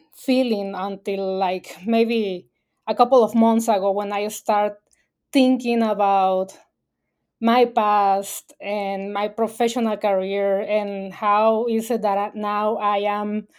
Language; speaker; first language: English; non-native, fluent; Spanish